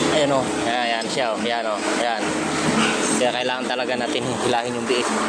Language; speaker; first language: Filipino; non-native, local second language; Cebuano